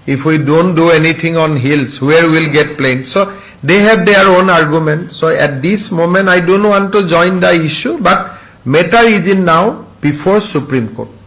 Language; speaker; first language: English; non-native, local second language; Assamese